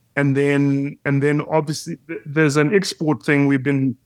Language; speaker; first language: English; non-native, local second language; Shona